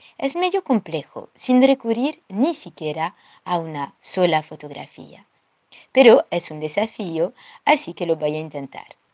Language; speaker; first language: Spanish; non-native, fluent; French